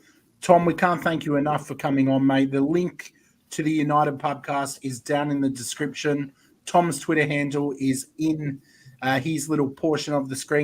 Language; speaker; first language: English; native; English